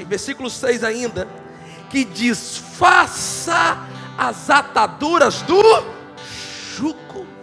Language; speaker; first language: Portuguese; native; Portuguese